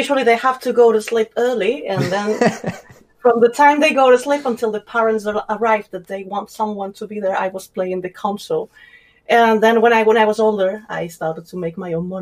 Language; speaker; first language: English; non-native, fluent; Spanish